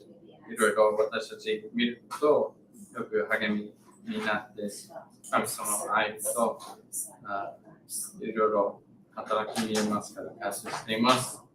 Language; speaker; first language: Japanese; non-native, learner; English